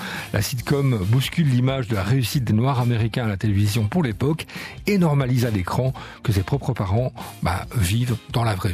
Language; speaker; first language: French; native; French